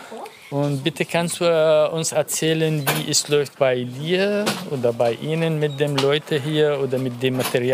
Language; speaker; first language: German; non-native, learner; Arabic